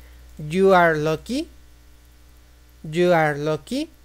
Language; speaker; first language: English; non-native, fluent; Spanish